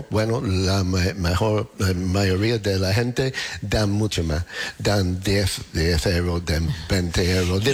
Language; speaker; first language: Spanish; non-native, learner; English